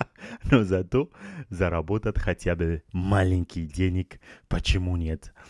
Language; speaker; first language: Russian; non-native, learner; French